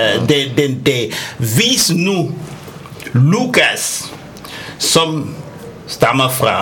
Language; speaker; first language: Danish; non-native, fluent; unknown